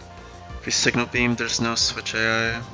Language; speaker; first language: English; native; English